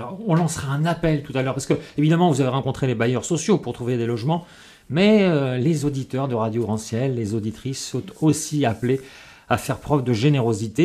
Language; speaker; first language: French; native; French